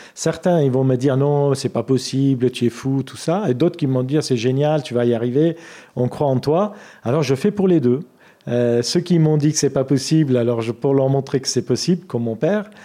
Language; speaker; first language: French; non-native, fluent; Armenian